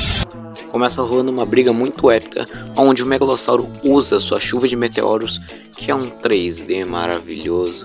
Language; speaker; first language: Portuguese; native; Portuguese